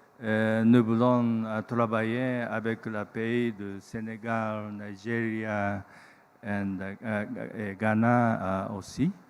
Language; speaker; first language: French; non-native, learner; Japanese